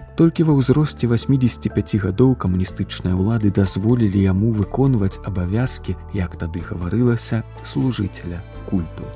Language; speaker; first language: Belarusian; native; Belarusian